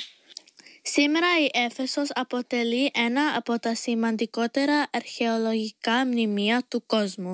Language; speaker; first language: Greek; early bilingual, heritage; Greek